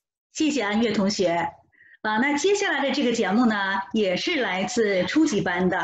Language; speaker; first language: Chinese; native; Chinese